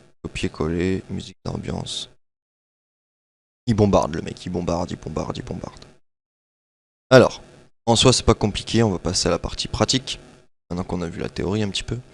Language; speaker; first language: French; native; French